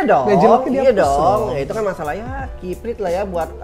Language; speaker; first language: Indonesian; native; Indonesian